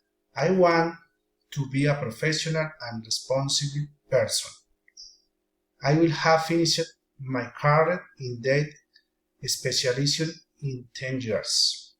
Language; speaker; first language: English; non-native, learner; Spanish